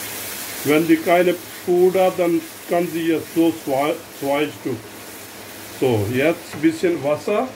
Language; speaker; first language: German; non-native, learner; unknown